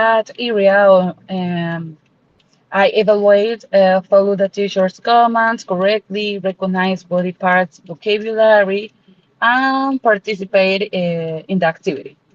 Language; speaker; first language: English; non-native, learner; Spanish